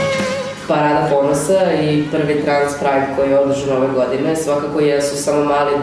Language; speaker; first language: Serbian; native; Serbian